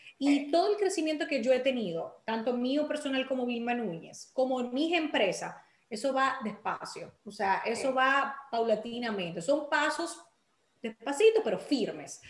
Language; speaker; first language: Spanish; native; Spanish